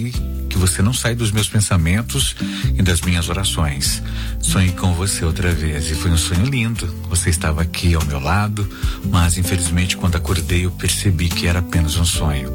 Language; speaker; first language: Portuguese; native; Portuguese